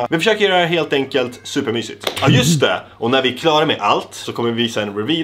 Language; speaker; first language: Swedish; native; Swedish